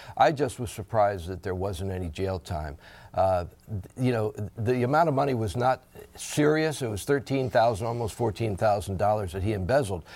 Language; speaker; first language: English; native; English